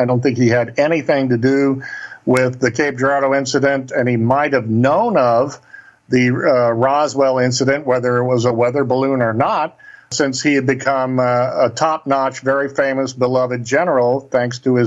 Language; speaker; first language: English; native; English